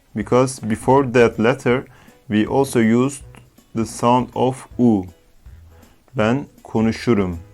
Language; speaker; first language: English; non-native, fluent; Turkish